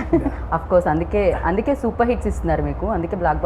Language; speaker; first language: Telugu; native; Telugu